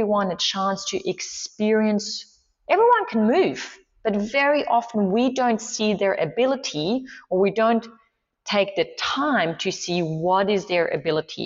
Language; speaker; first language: English; non-native, fluent; Swiss German